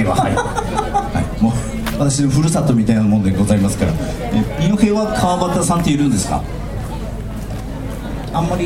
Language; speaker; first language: Japanese; native; Japanese